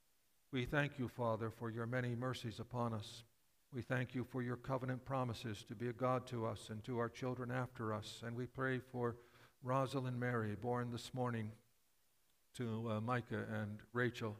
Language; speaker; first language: English; native; English